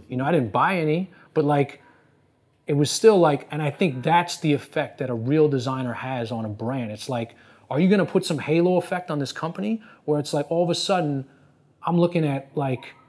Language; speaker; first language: English; native; English